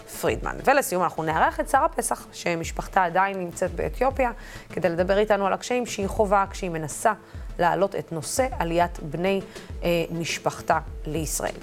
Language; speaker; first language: Hebrew; non-native, local second language; Arabic